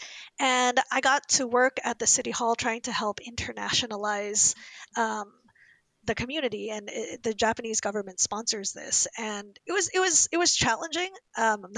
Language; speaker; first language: English; native; English